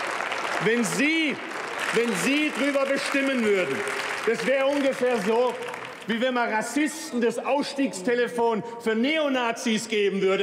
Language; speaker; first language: German; early bilingual, other home language; Turkish